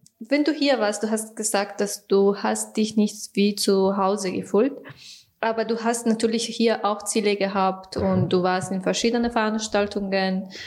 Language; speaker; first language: German; non-native, fluent; Persian